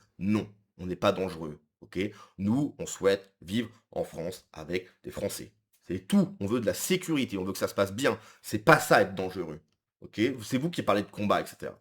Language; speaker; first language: French; native; French